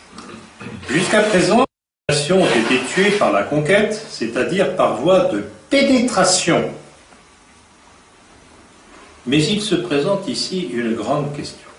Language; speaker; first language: French; native; French